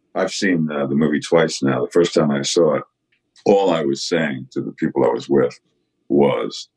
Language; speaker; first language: English; native; English